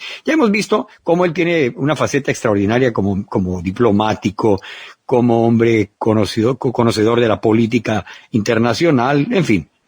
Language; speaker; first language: Spanish; native; Spanish